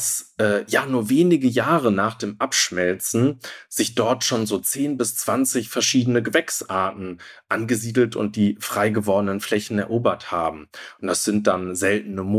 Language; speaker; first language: German; native; German